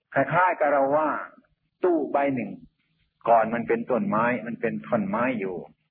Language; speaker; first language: Thai; native; Thai